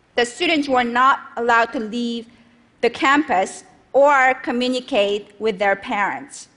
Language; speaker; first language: English; non-native, fluent; Korean